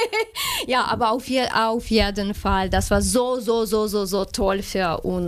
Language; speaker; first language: German; non-native, learner; Ukrainian